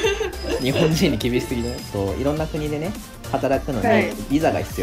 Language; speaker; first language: Japanese; native; Japanese